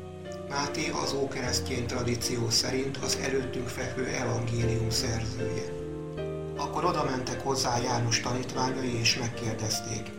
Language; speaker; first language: Hungarian; native; Hungarian